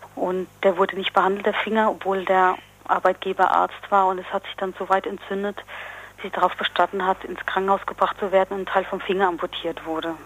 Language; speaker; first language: German; native; German